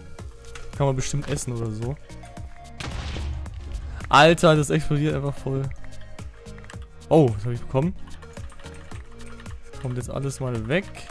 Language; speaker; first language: German; native; German